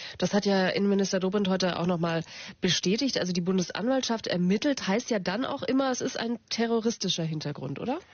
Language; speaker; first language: German; native; German